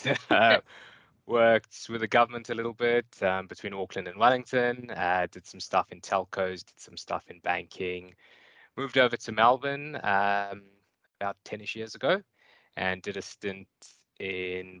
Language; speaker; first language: English; native; English